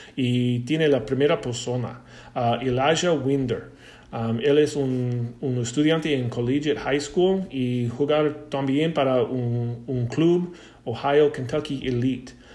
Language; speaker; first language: Spanish; non-native, learner; English